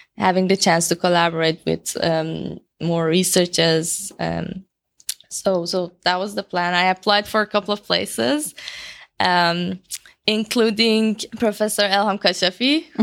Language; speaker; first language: English; non-native, fluent; Persian